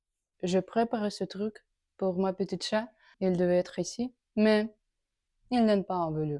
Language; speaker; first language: French; non-native, learner; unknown